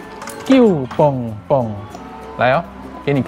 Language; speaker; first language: Chinese; native; Chinese